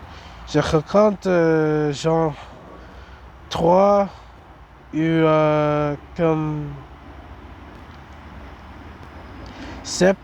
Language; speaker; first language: French; non-native, learner; English